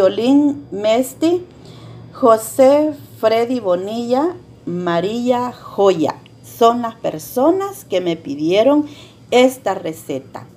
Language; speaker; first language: Spanish; native; Spanish